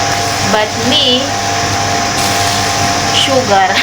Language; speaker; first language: English; non-native, local second language; Cebuano